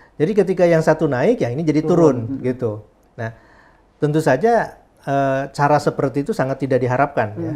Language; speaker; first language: Indonesian; non-native, local second language; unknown